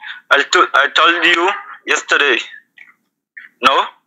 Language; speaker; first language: English; non-native, learner; French